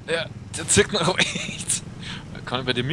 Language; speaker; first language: German; native; German